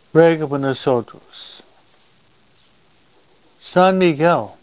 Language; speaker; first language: Spanish; non-native, fluent; English